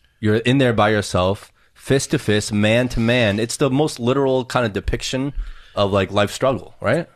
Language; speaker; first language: English; early bilingual, other home language; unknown